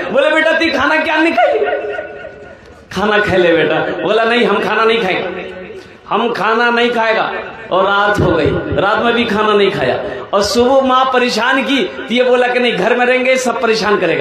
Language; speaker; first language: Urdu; non-native, local second language; Pashto